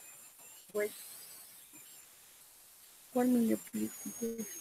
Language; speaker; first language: English; non-native, learner; Spanish